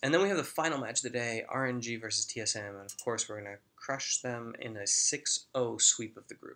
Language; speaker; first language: English; native; English